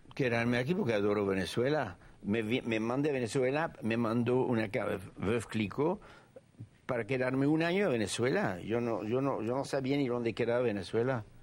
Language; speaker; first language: Spanish; non-native, fluent; French